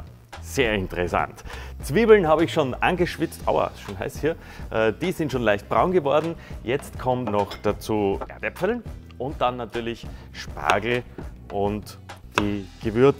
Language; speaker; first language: German; native; German